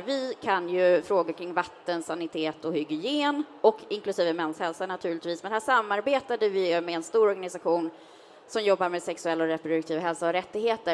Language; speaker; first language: Swedish; native; Swedish